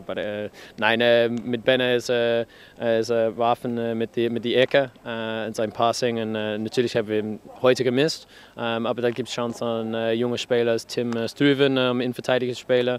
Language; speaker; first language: German; non-native, fluent; English